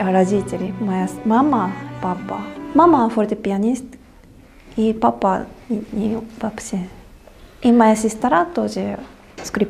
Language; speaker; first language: Russian; non-native, learner; Japanese